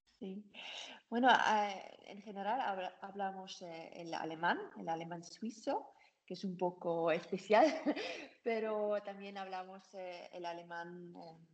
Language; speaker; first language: Spanish; non-native, learner; German